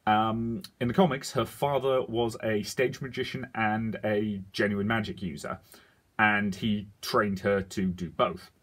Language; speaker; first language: English; native; English